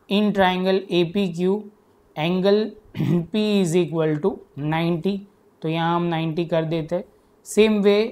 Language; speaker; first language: Hindi; non-native, local second language; Gujarati